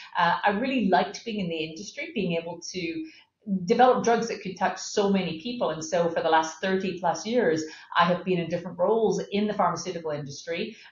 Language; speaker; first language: English; native; English